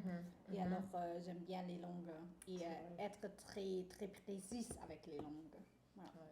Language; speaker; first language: French; non-native, fluent; German